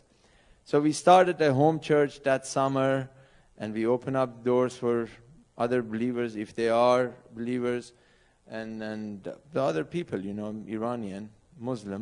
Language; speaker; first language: English; non-native, fluent; Persian